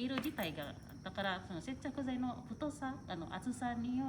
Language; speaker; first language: Japanese; non-native, fluent; Indonesian